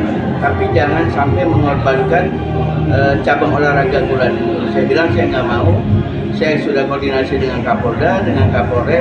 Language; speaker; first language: Indonesian; native; Indonesian